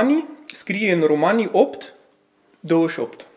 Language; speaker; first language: Romanian; early bilingual, heritage; Romanian